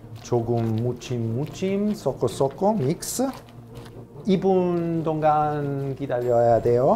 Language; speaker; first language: Korean; non-native, learner; Italian